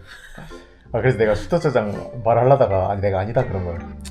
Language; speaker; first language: Korean; native; Korean